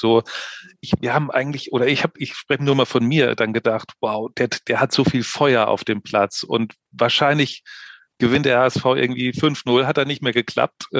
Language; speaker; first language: German; native; German